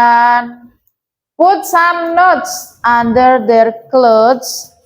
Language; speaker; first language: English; non-native, fluent; Indonesian